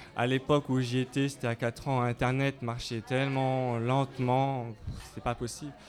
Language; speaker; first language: French; native; French